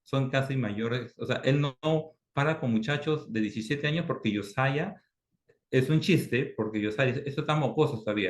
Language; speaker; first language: Spanish; native; Spanish